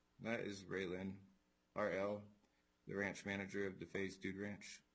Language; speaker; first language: English; native; English